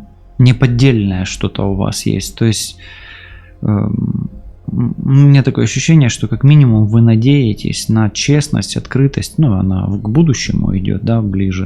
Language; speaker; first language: Russian; native; Russian